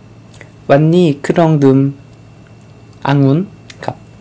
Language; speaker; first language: Thai; non-native, learner; Korean